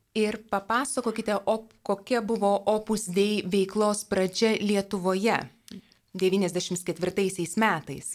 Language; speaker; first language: Lithuanian; native; Lithuanian